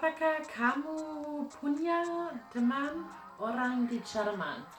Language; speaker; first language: Indonesian; non-native, learner; German